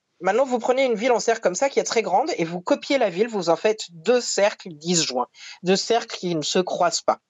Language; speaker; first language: French; native; French